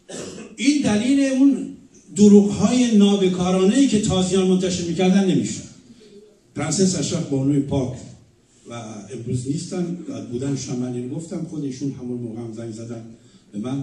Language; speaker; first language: Persian; native; Persian